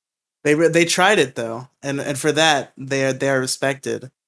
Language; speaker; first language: English; native; English